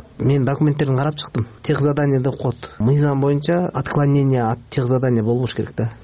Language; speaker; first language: Kyrgyz; native; Kyrgyz